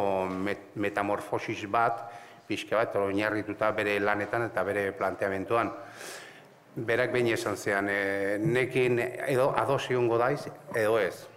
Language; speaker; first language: Basque; non-native, local second language; Spanish